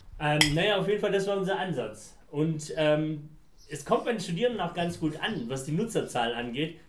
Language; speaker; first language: German; early bilingual, other home language; Persian